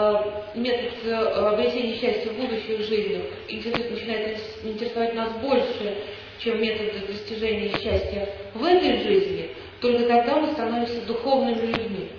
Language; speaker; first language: Russian; native; Russian